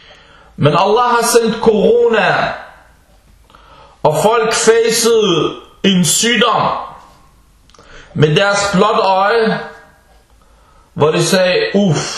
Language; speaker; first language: Danish; early bilingual, other home language; Arabic